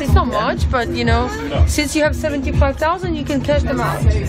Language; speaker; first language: English; non-native, fluent; Russian